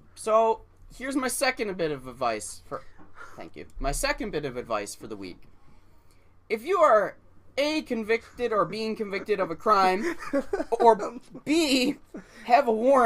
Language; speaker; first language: English; native; English